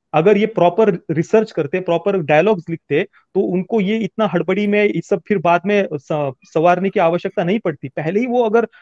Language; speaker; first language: Hindi; native; Hindi